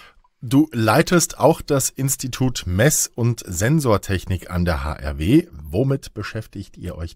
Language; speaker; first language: German; native; German